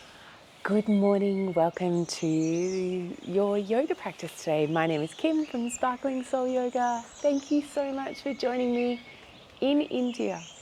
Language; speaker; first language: English; native; English